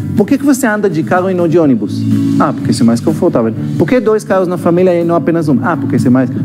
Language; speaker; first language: Portuguese; non-native, fluent; Hebrew